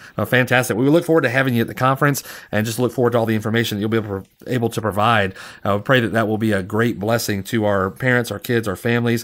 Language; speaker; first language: English; native; English